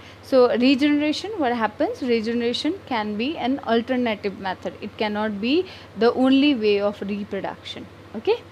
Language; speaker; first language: English; non-native, local second language; Hindi